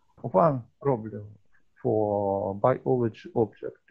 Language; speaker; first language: English; non-native, learner; Russian